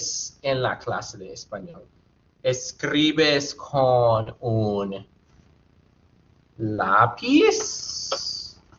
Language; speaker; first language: Spanish; non-native, fluent; English